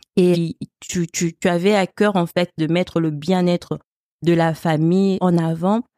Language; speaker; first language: French; non-native, local second language; Lingala